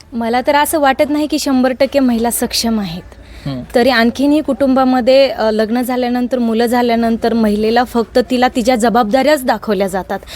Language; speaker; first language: Marathi; native; Marathi